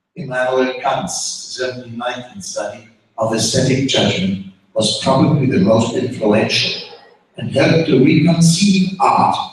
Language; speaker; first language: English; non-native, fluent; German